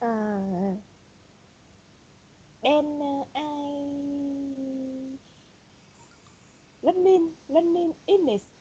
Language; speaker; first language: English; non-native, learner; Vietnamese